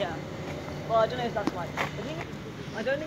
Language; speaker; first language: English; native; English